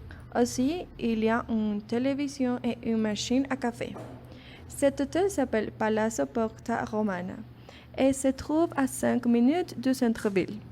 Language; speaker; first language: French; non-native, learner; Spanish